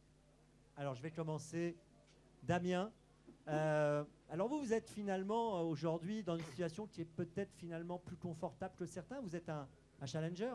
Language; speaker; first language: French; native; French